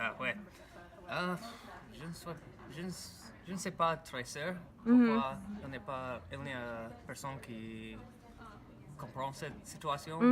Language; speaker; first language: French; non-native, learner; English